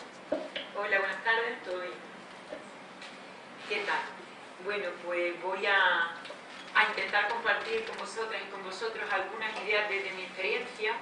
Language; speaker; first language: Spanish; native; Spanish